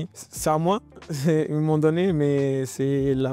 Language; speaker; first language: French; non-native, learner; Portuguese